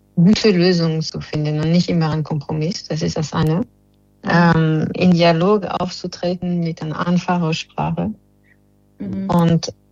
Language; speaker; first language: German; non-native, fluent; French